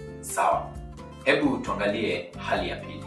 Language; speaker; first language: Chinese; non-native, learner; Swahili